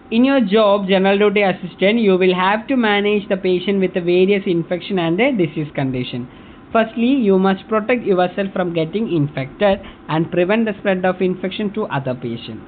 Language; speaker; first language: English; non-native, local second language; Malayalam